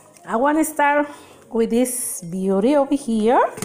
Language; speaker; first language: English; non-native, learner; Spanish